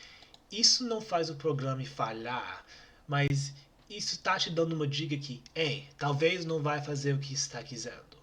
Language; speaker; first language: Portuguese; non-native, learner; English